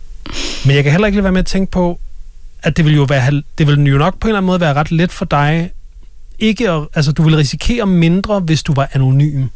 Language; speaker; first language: Danish; native; Danish